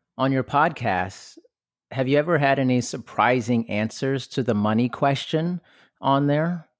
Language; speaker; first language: English; native; English